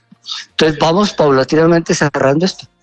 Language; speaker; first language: Spanish; native; Spanish